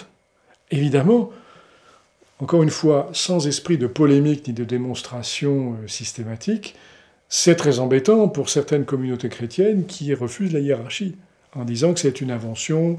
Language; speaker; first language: French; native; French